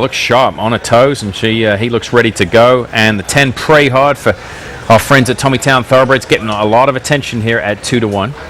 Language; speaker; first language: English; native; English